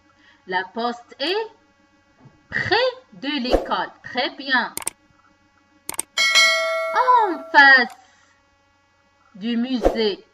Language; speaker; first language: French; non-native, local second language; Arabic